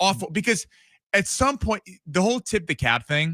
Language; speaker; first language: English; native; English